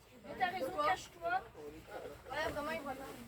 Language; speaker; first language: French; native; French